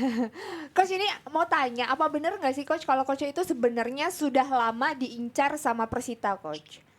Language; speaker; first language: Indonesian; native; Indonesian